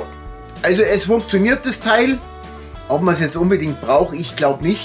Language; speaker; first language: German; native; German